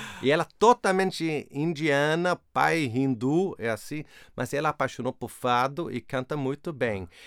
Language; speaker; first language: Portuguese; non-native, fluent; Swedish